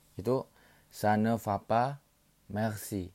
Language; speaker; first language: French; non-native, learner; Indonesian